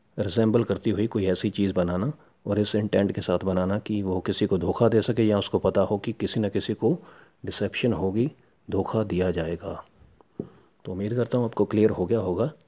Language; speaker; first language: Hindi; non-native, local second language; Punjabi